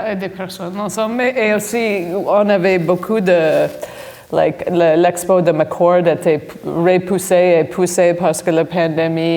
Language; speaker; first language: French; non-native, fluent; English